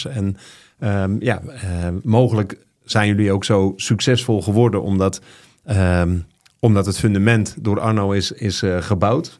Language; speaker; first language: Dutch; native; Dutch